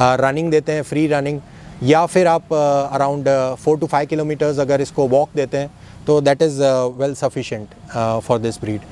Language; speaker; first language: Hindi; native; Hindi